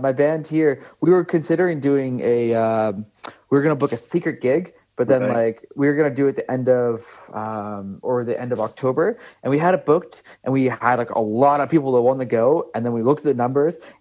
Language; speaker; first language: English; native; English